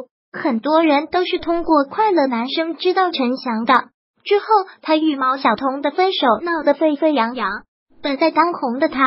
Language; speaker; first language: Chinese; native; Chinese